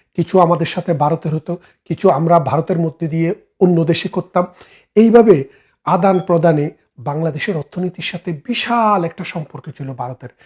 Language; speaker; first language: Bangla; native; Bangla